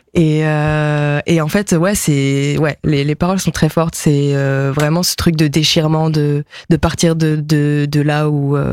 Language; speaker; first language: French; early bilingual, other home language; Japanese